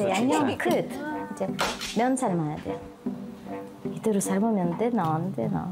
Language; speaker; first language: Korean; non-native, learner; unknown